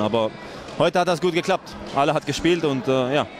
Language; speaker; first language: German; non-native, fluent; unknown